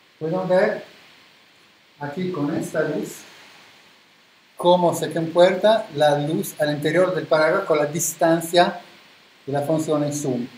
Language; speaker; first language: Spanish; non-native, fluent; Italian